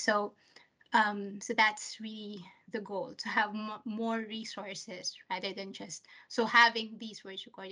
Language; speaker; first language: English; non-native, local second language; Filipino